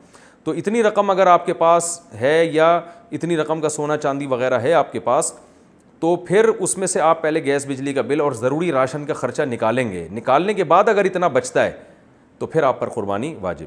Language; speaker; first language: Urdu; native; Urdu